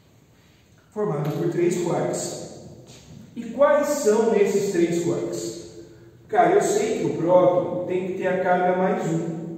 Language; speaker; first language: Portuguese; native; Portuguese